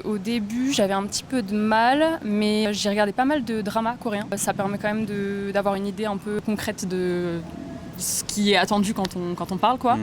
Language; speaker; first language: French; native; French